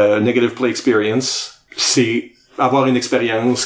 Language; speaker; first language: French; native; French